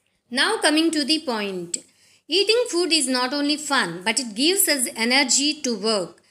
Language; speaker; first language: English; non-native, local second language; Telugu